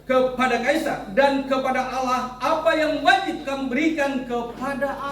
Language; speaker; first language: Indonesian; native; Indonesian